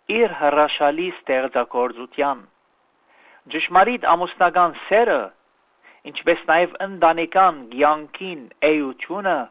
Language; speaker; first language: Armenian; early bilingual, heritage; Armenian